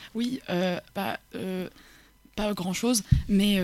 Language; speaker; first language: French; early bilingual, other home language; English